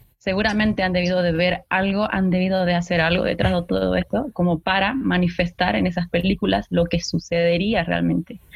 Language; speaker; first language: Spanish; native; Spanish